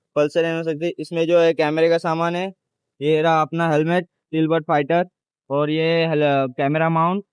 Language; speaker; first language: Hindi; non-native, local second language; Marathi